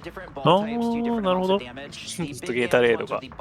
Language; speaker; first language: Japanese; native; Japanese